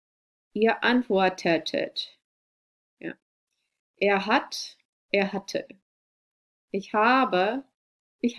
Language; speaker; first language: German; non-native, fluent; English